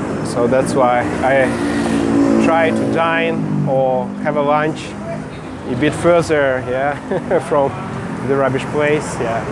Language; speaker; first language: English; non-native, fluent; Russian